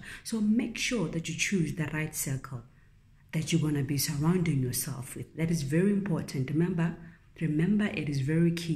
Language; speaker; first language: English; non-native, local second language; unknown